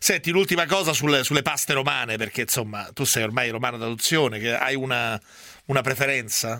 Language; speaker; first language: Italian; native; Italian